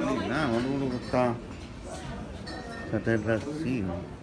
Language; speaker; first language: Italian; native; Italian